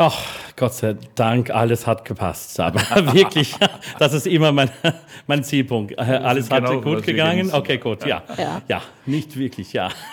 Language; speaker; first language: German; non-native, learner; English